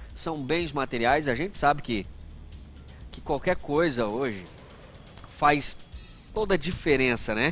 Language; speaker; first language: Portuguese; native; Portuguese